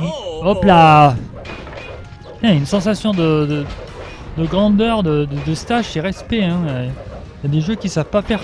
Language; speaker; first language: French; native; French